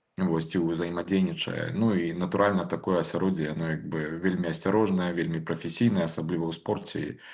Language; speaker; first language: Belarusian; native; Belarusian